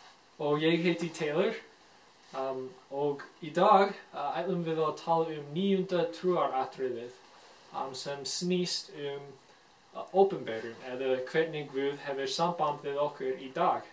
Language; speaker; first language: Icelandic; non-native, fluent; English